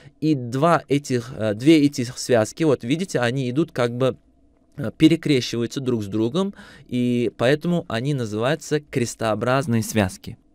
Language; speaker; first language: Russian; non-native, local second language; Uzbek